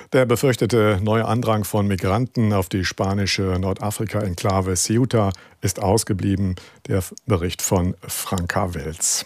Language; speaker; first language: German; native; German